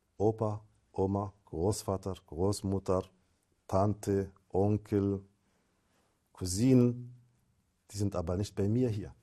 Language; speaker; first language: German; non-native, fluent; Arabic